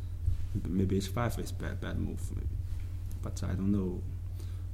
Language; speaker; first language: English; non-native, learner; Chinese